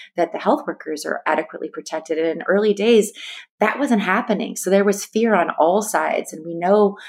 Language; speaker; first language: English; native; English